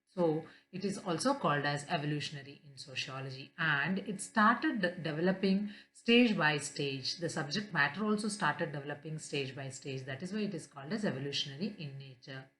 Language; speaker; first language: English; non-native, local second language; Kannada